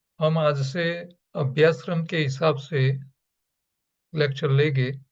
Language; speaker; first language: Hindi; non-native, local second language; Gujarati